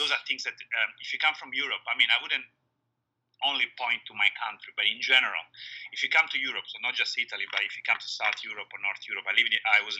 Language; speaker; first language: English; non-native, fluent; Italian